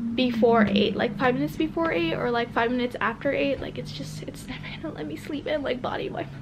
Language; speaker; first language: English; native; English